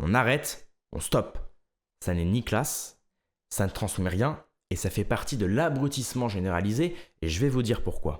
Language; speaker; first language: French; native; French